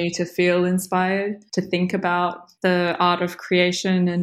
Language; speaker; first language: English; native; English